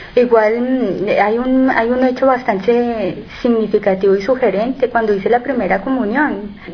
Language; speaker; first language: Spanish; native; Spanish